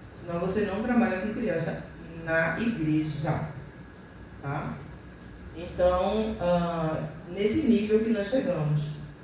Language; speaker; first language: Portuguese; native; Portuguese